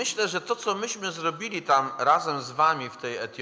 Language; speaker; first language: Polish; native; Polish